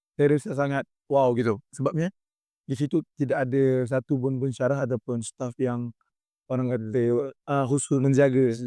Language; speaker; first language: Malay; native; Malay